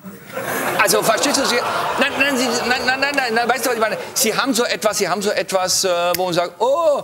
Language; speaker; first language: German; native; German